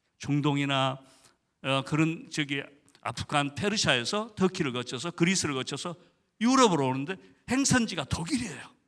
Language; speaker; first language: Korean; native; Korean